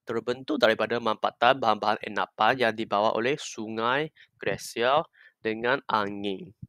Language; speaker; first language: Malay; non-native, local second language; Chinese